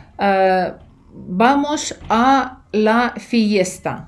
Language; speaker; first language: Spanish; non-native, fluent; Ukrainian